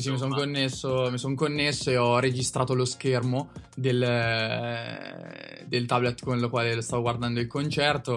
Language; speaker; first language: Italian; native; Italian